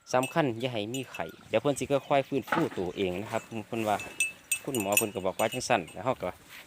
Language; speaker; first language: Thai; native; Thai